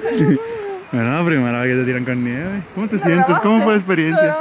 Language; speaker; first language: Spanish; native; Spanish